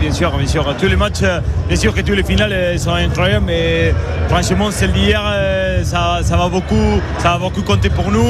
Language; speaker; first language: French; non-native, fluent; Spanish